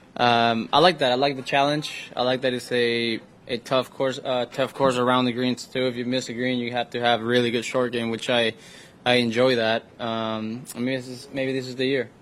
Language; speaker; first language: English; non-native, fluent; Spanish